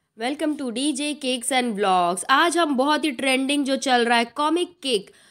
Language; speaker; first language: Hindi; non-native, local second language; Marathi